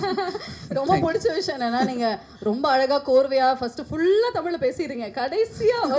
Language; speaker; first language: Tamil; native; Tamil